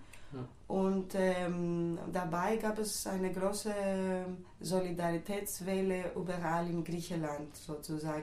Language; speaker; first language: German; non-native, fluent; Greek